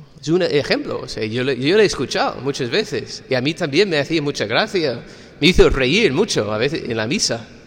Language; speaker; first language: Spanish; non-native, fluent; English